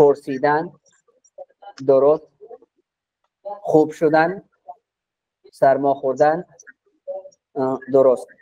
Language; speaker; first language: Persian; non-native, fluent; Urdu